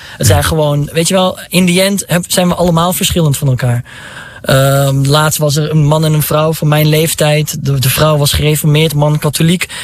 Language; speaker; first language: Dutch; early bilingual, other home language; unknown